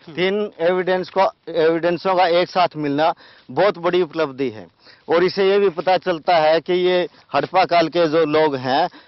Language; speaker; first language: Hindi; native; Hindi